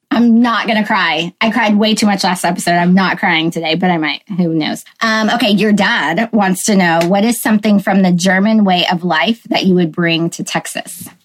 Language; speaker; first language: English; native; English